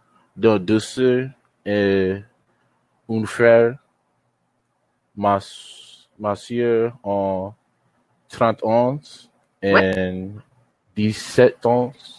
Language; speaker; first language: French; non-native, learner; English